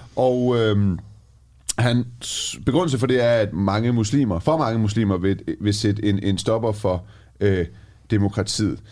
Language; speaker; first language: Danish; early bilingual, other home language; Persian